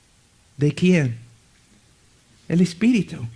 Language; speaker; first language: Spanish; non-native, fluent; English